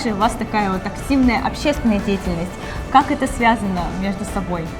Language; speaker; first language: Russian; native; Russian